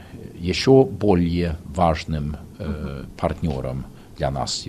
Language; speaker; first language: Russian; non-native, fluent; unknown